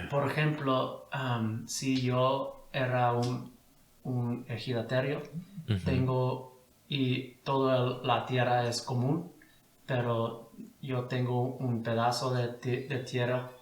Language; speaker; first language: Spanish; non-native, fluent; English